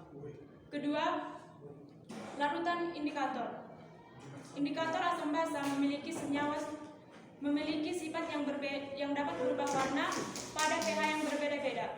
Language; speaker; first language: Indonesian; native; Indonesian